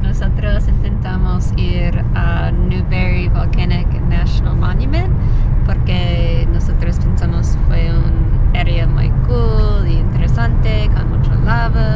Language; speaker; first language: Spanish; non-native, learner; English